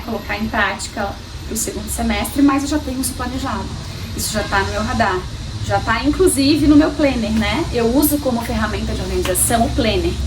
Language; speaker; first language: Portuguese; native; Portuguese